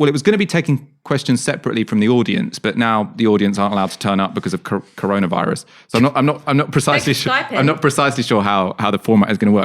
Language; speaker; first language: English; native; English